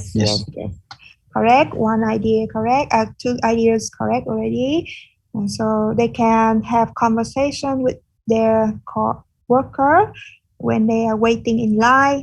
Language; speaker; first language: English; non-native, fluent; Vietnamese